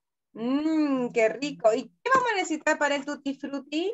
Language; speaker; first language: Spanish; native; Spanish